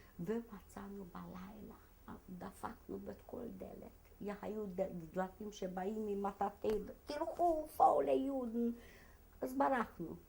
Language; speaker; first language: Hebrew; non-native, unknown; Hungarian